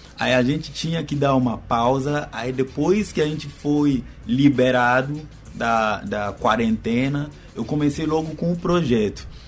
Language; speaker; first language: Portuguese; non-native, fluent; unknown